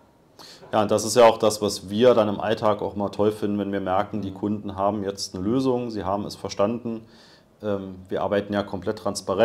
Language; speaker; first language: German; native; German